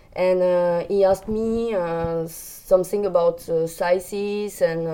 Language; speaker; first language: English; non-native, learner; French